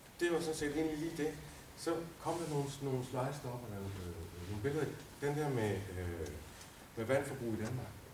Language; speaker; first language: Danish; native; Danish